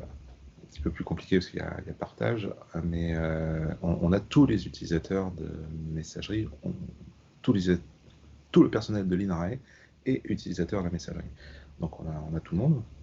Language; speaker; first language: French; native; French